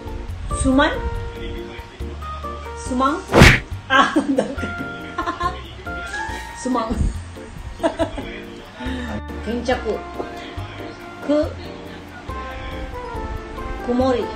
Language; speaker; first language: Japanese; non-native, learner; Filipino